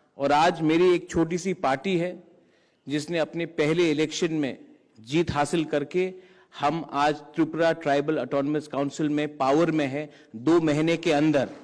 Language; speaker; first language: Hindi; non-native, local second language; Kok Borok